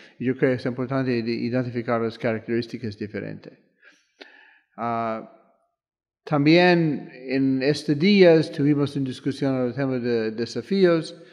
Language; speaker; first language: Spanish; non-native, fluent; English